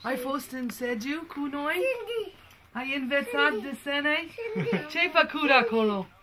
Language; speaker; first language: Romanian; non-native, learner; English